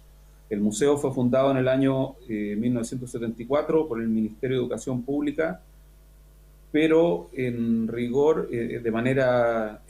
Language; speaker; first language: Spanish; native; Spanish